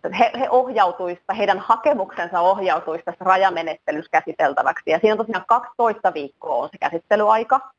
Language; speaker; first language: Finnish; native; Finnish